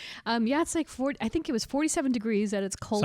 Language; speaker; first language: English; native; English